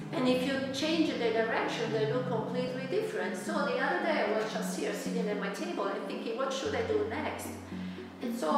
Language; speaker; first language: English; non-native, fluent; Italian